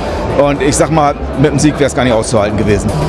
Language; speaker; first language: German; native; German